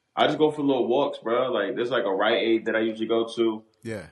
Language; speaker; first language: English; native; English